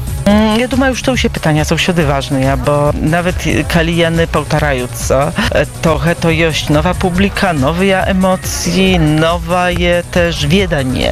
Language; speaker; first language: Polish; non-native, local second language; Belarusian